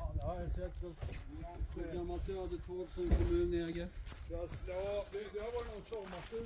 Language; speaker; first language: Swedish; native; Swedish